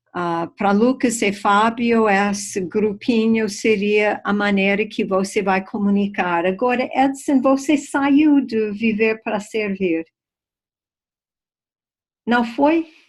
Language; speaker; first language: Portuguese; non-native, fluent; English